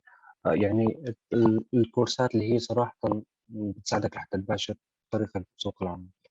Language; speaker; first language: Arabic; native; Arabic